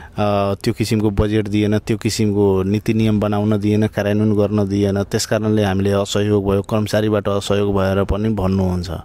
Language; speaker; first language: Nepali; non-native, local second language; Bhojpuri